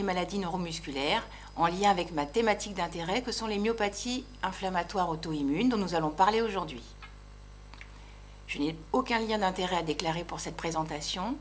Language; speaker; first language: French; native; French